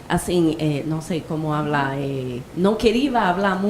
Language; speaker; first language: Spanish; early bilingual, heritage; Spanish